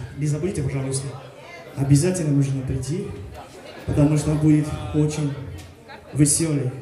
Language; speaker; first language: Russian; non-native, fluent; French